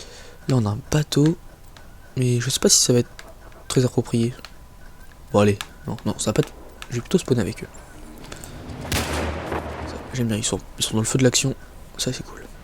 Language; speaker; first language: French; native; French